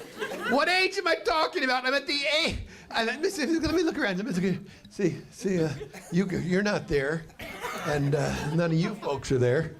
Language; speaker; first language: English; native; English